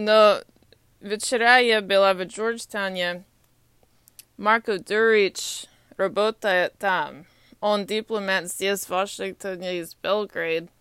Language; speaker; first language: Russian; non-native, learner; English